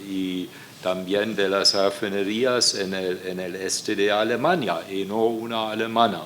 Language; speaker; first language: Spanish; non-native, fluent; German